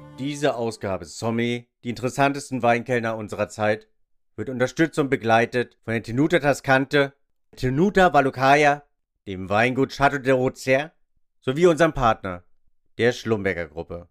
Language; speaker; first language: German; native; German